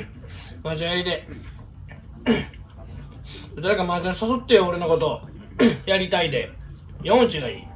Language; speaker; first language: Japanese; native; Japanese